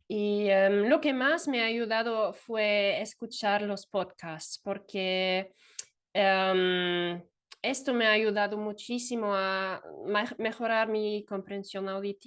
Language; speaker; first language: Spanish; non-native, fluent; German